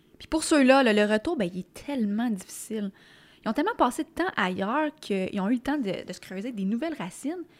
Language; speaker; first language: French; native; French